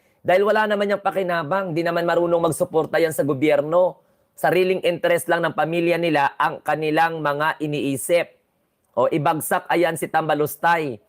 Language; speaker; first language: Filipino; non-native, local second language; Cebuano